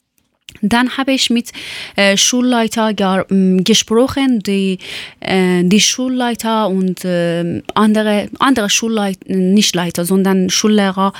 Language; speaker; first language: German; non-native, learner; Persian